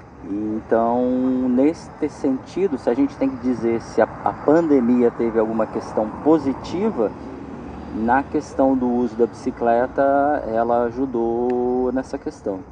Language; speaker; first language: Portuguese; native; Portuguese